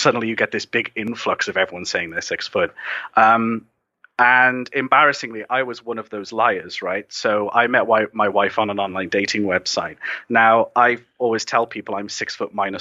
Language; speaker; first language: English; native; English